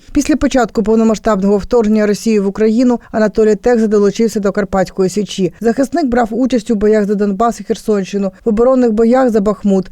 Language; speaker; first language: Ukrainian; native; Ukrainian